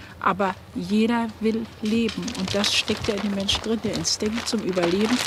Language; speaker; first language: German; native; German